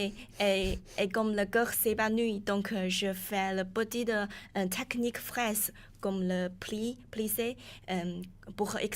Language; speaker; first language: French; non-native, learner; Chinese